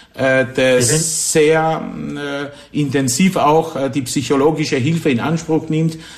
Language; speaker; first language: German; non-native, fluent; Polish